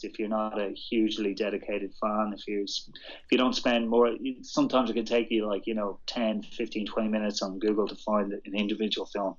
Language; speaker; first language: English; native; English